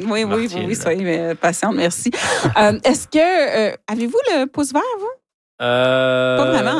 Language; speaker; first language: French; native; French